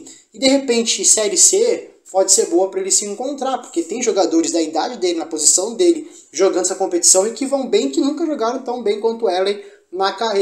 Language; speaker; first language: Portuguese; native; Portuguese